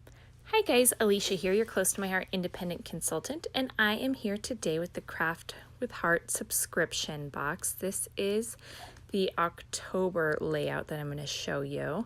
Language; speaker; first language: English; native; English